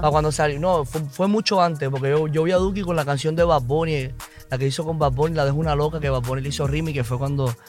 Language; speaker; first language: Spanish; native; Spanish